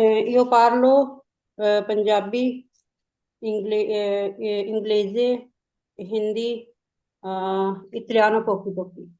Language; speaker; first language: Italian; non-native, learner; Urdu